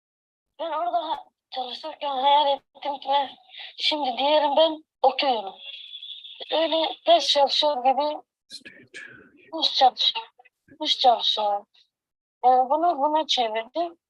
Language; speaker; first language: Turkish; early bilingual, other home language; Arabic